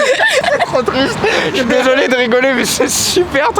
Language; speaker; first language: French; native; French